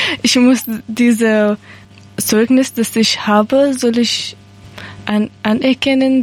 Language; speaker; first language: German; non-native, learner; Persian